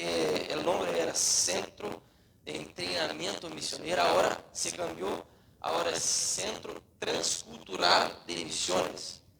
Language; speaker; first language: Spanish; non-native, learner; Portuguese